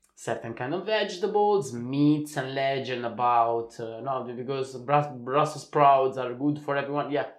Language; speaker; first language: English; non-native, fluent; Italian